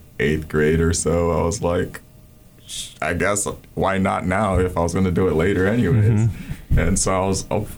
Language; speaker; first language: English; non-native, local second language; Ganda